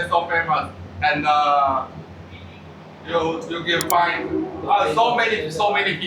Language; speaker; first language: English; non-native, learner; Chinese